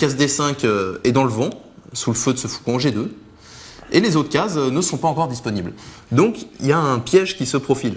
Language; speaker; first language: French; native; French